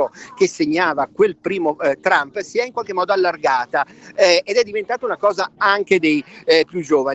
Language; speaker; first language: Italian; native; Italian